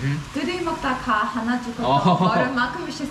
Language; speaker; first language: Korean; non-native, learner; English